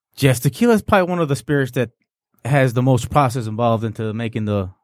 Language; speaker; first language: English; non-native, fluent; Spanish